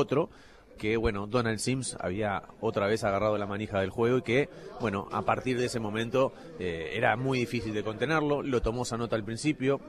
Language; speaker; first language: Spanish; native; Spanish